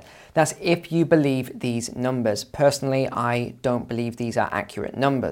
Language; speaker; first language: English; native; English